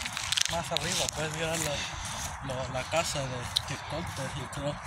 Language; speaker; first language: Spanish; early bilingual, heritage; Spanish